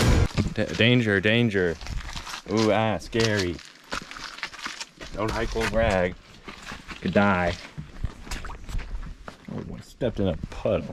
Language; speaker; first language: English; native; English